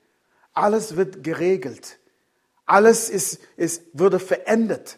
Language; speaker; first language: German; non-native, fluent; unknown